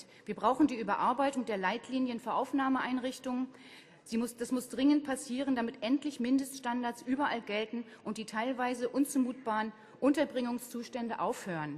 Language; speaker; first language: German; native; German